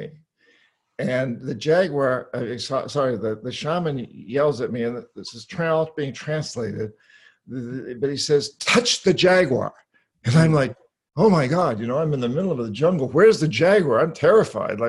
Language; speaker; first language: English; native; English